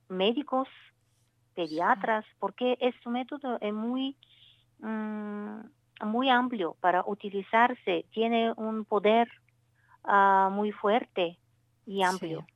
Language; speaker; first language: Spanish; non-native, learner; Bulgarian